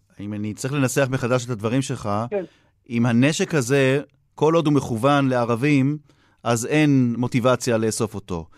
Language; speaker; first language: Hebrew; native; Hebrew